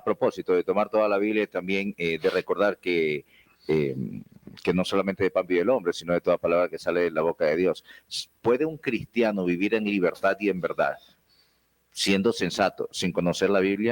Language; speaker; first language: Spanish; native; Spanish